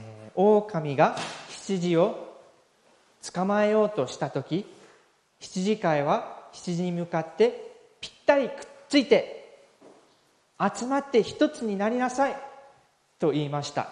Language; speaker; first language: Japanese; non-native, fluent; English